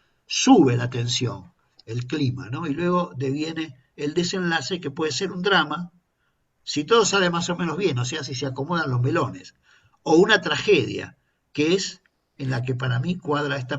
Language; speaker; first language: Spanish; native; Spanish